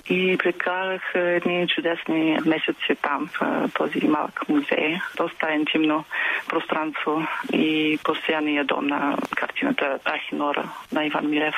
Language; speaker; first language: Bulgarian; non-native, fluent; English